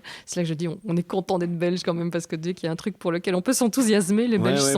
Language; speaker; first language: French; native; French